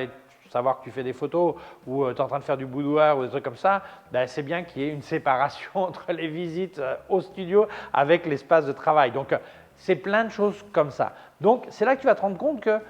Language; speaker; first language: French; native; French